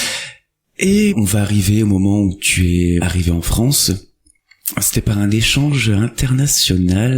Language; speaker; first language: French; native; French